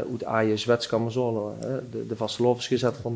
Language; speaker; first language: Dutch; native; Dutch